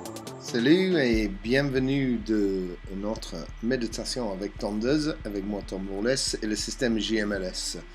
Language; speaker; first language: French; non-native, fluent; English